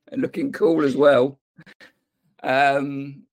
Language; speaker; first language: English; native; English